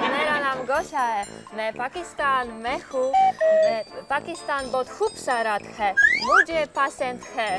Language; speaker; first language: Hindi; non-native, learner; Polish